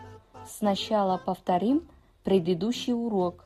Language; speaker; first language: Russian; non-native, fluent; Kazakh